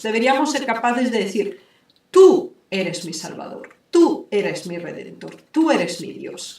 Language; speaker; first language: Spanish; native; Spanish